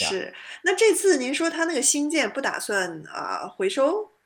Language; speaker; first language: Chinese; native; Chinese